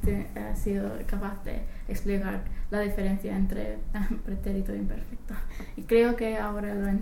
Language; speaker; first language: Spanish; non-native, fluent; English